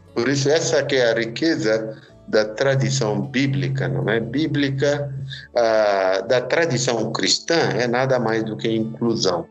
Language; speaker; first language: Portuguese; non-native, fluent; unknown